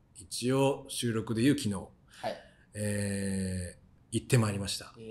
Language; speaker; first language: Japanese; native; Japanese